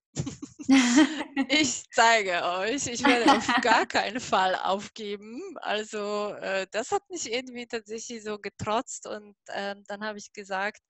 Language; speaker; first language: German; non-native, fluent; Polish